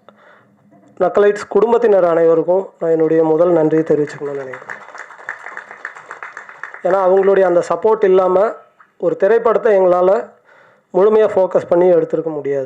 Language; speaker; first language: Tamil; native; Tamil